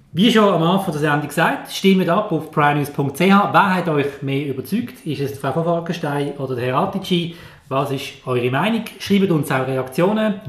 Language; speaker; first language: German; native; German